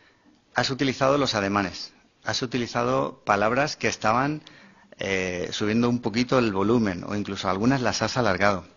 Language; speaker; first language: Spanish; native; Spanish